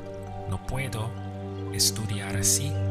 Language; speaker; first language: Spanish; non-native, fluent; English